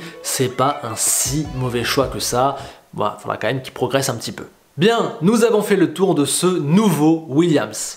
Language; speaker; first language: French; native; French